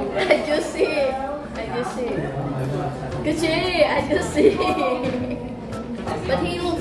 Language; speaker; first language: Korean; non-native, learner; Indonesian